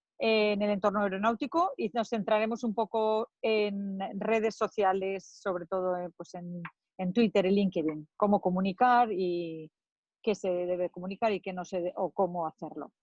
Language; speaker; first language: Spanish; native; Spanish